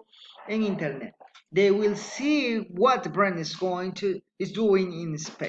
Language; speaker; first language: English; non-native, fluent; Spanish